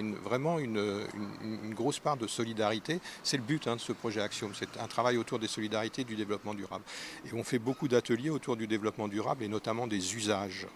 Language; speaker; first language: French; native; French